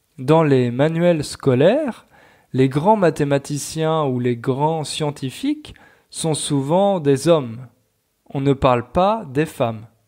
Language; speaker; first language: French; native; French